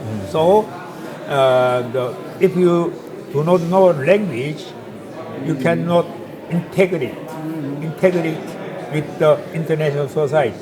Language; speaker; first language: English; non-native, learner; Korean